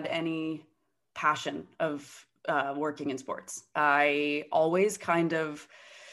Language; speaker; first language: English; native; English